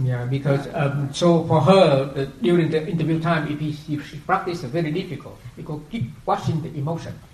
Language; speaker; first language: English; non-native, fluent; Vietnamese